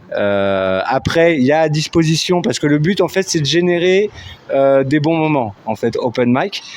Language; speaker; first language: French; native; French